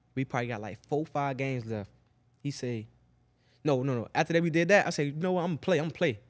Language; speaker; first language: English; native; English